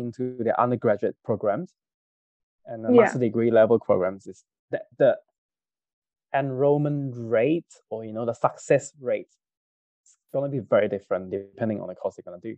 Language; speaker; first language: English; non-native, local second language; Cantonese